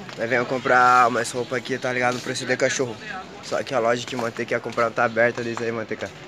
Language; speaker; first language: Portuguese; native; Portuguese